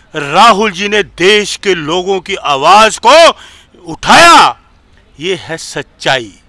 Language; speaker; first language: Hindi; native; Hindi